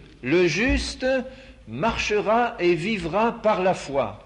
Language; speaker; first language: French; native; French